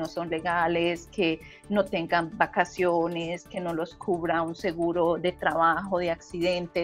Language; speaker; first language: Spanish; native; Spanish